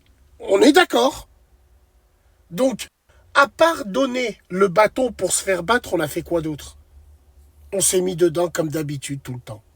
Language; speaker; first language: French; native; French